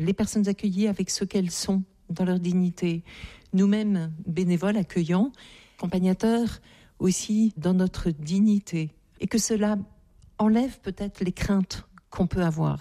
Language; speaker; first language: French; native; French